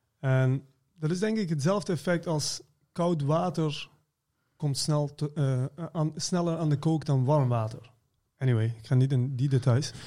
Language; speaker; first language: Dutch; early bilingual, other home language; Persian